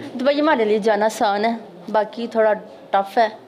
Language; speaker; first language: Urdu; native; Urdu